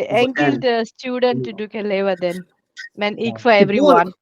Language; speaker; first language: Danish; non-native, learner; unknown